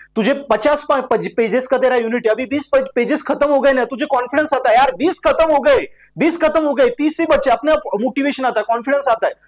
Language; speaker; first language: Hindi; non-native, local second language; Marathi